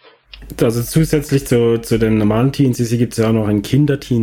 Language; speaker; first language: German; native; German